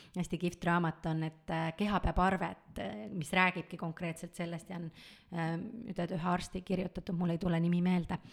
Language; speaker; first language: Estonian; native; Estonian